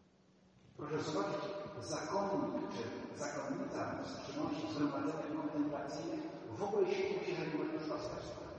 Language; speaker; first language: Polish; native; Polish